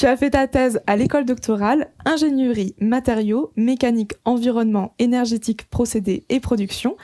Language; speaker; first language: French; native; French